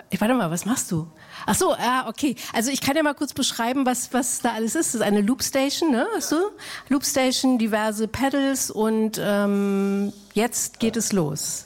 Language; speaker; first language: German; native; German